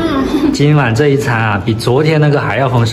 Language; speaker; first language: Chinese; native; Chinese